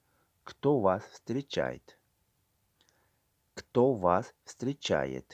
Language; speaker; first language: Russian; non-native, learner; Tajik